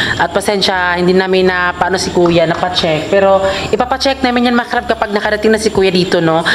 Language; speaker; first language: Filipino; non-native, local second language; Cebuano